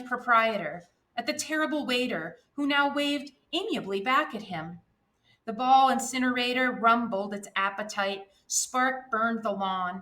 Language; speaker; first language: English; native; English